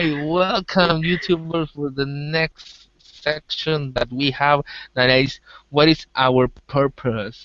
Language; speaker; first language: English; non-native, learner; Spanish